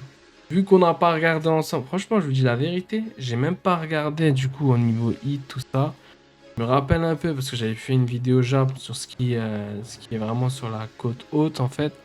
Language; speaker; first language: French; native; French